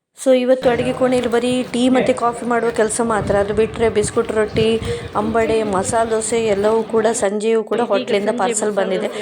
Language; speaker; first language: Kannada; non-native, local second language; Konkani